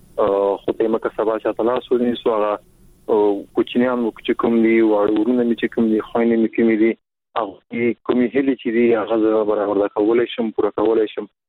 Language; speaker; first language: Pashto; native; Pashto